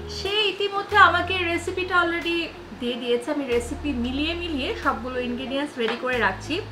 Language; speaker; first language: Bangla; native; Bangla